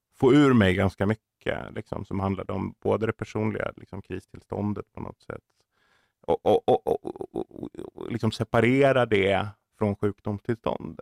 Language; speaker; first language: Swedish; native; Swedish